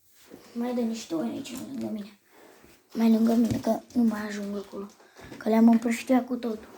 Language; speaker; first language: Romanian; native; Romanian